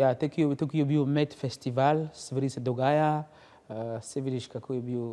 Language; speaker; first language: Slovenian; non-native, learner; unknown